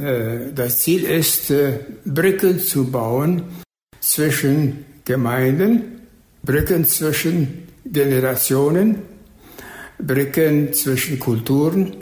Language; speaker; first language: German; early bilingual, heritage; German